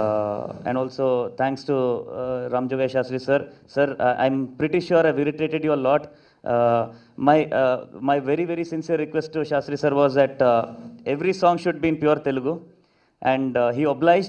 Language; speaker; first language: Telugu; non-native, learner; Kannada